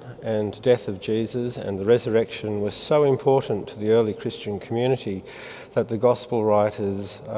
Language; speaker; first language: English; native; English